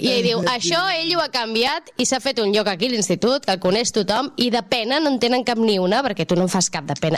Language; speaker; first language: Catalan; native; Catalan